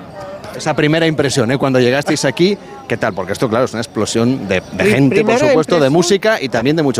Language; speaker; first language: Spanish; native; Spanish